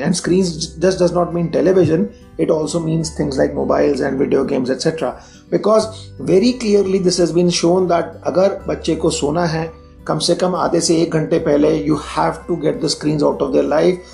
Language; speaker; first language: English; non-native, local second language; Hindi